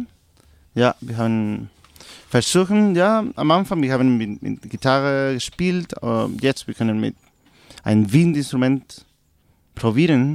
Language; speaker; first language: German; non-native, learner; Spanish